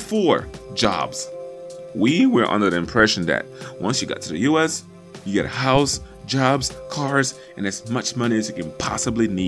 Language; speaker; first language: English; non-native, local second language; Igbo